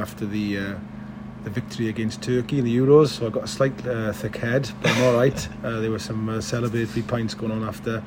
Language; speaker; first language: English; native; English